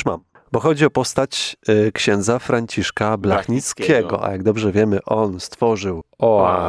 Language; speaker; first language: Polish; native; Polish